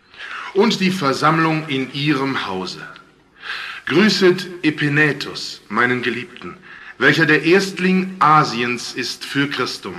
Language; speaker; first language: German; native; German